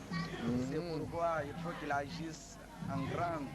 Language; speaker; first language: French; non-native, local second language; Swahili